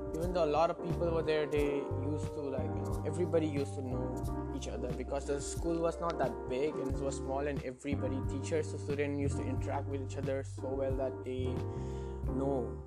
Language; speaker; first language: English; non-native, local second language; Manipuri